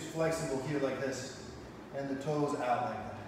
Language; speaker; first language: English; native; English